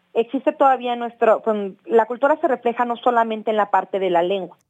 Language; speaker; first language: Spanish; native; Spanish